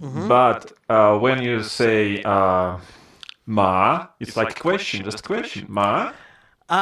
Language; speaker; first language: English; non-native, fluent; Russian